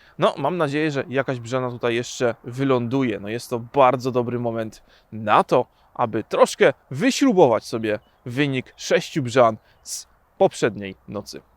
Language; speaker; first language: Polish; native; Polish